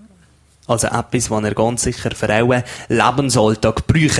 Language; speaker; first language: German; native; German